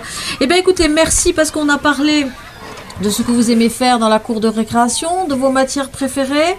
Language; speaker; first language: French; native; French